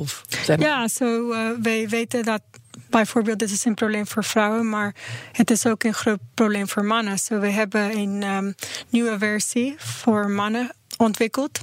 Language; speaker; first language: Dutch; non-native, learner; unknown